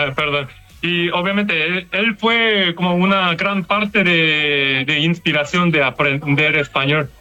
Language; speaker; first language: Spanish; non-native, learner; Korean